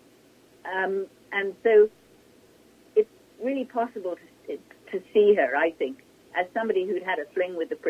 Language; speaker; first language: English; native; English